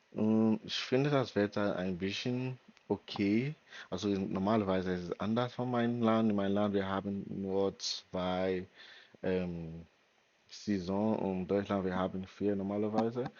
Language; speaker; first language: German; non-native, learner; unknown